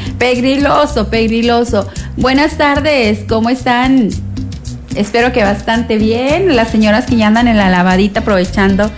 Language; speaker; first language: Spanish; native; Spanish